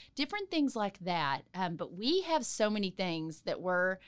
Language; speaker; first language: English; native; English